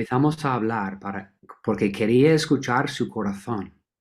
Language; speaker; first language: Spanish; non-native, fluent; English